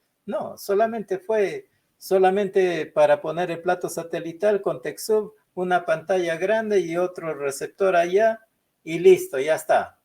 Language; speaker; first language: Spanish; non-native, local second language; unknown